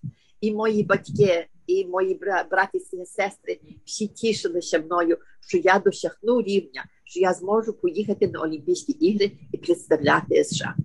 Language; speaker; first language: Ukrainian; early bilingual, heritage; Ukrainian